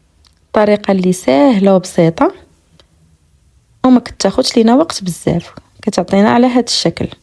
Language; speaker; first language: Arabic; native; Arabic